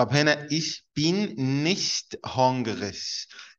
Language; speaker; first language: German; non-native, fluent; Arabic